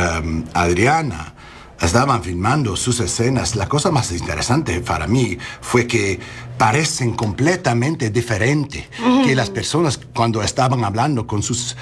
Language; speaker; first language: Spanish; non-native, learner; English